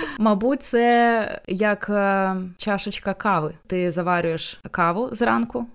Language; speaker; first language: Ukrainian; non-native, local second language; Russian